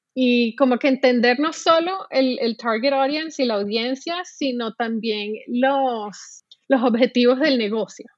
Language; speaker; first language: Spanish; native; Spanish